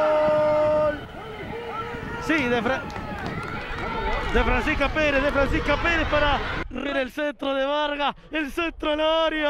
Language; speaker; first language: Spanish; native; Spanish